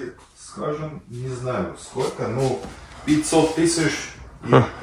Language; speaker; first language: Russian; non-native, learner; Armenian